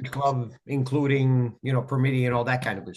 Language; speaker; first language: English; native; English